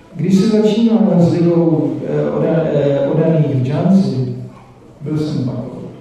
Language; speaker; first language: Czech; native; Czech